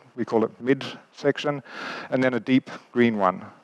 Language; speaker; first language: English; native; English